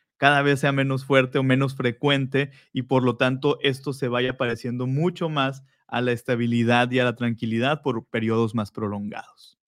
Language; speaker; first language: Spanish; native; Spanish